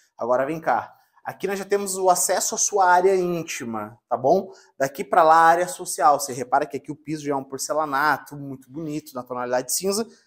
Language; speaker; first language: Portuguese; native; Portuguese